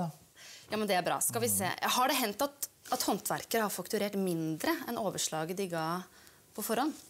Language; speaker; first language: Norwegian; native; Norwegian